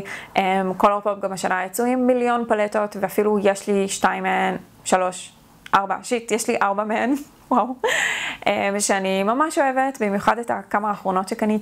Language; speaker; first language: Hebrew; native; Hebrew